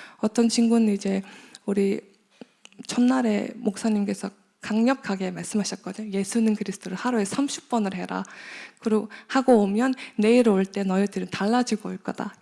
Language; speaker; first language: Korean; non-native, fluent; Mongolian